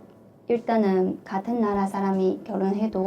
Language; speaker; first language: Korean; non-native, fluent; Chinese